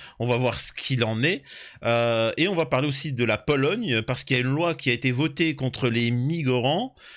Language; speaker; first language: French; early bilingual, other home language; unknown